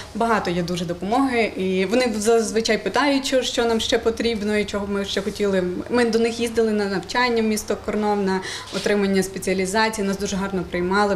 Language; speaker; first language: Ukrainian; native; Ukrainian